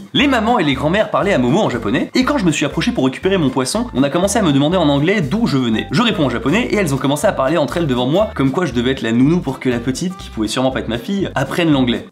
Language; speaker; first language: French; native; French